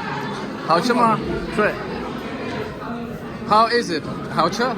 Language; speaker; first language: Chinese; non-native, learner; Pashto